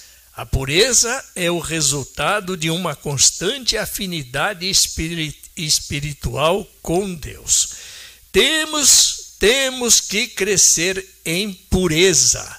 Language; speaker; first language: Portuguese; native; Portuguese